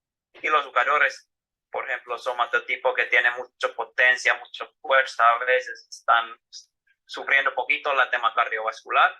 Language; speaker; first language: Spanish; non-native, fluent; Finnish